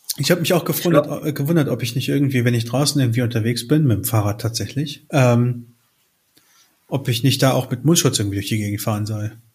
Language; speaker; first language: German; early bilingual, other home language; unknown